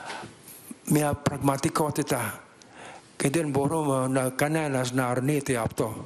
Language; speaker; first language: Greek; non-native, learner; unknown